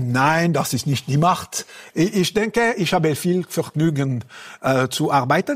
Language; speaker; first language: German; non-native, local second language; French